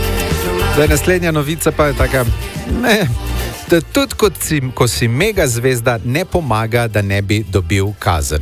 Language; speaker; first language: Slovenian; native; Slovenian